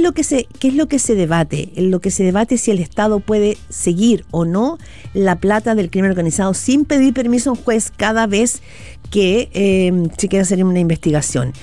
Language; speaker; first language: Spanish; native; Spanish